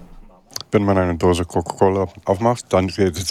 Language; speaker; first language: German; non-native, learner; English